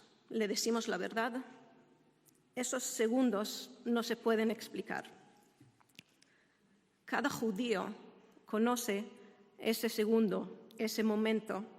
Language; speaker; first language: Spanish; non-native, fluent; Hebrew